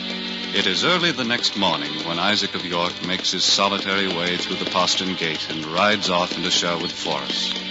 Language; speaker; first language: English; native; English